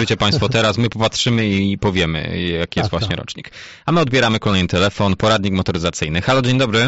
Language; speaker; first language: Polish; native; Polish